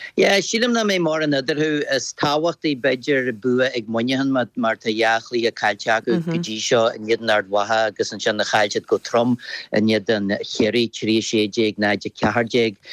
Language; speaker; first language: Irish; native; Irish